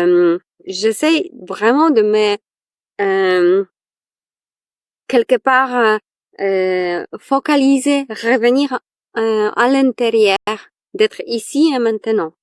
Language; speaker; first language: French; non-native, fluent; Polish